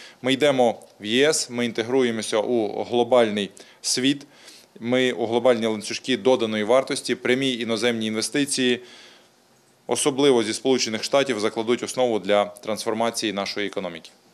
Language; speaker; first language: Ukrainian; native; Ukrainian